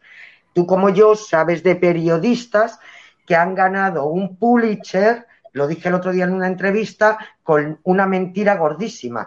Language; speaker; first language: Spanish; native; Spanish